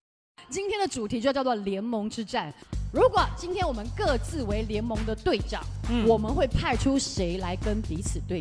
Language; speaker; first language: Chinese; native; Chinese